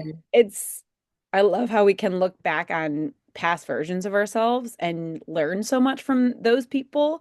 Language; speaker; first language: English; native; English